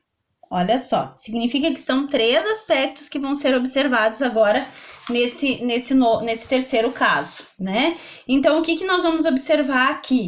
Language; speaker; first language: Portuguese; native; Portuguese